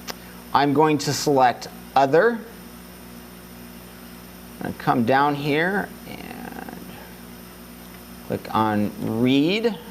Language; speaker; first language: English; native; English